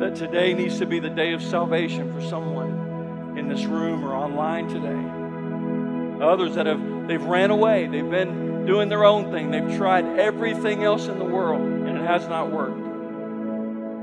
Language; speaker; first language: English; native; English